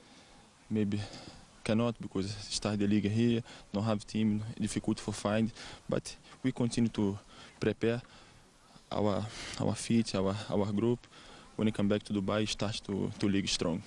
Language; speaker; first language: English; non-native, learner; Portuguese